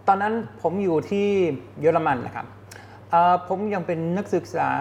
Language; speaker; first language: Thai; non-native, fluent; German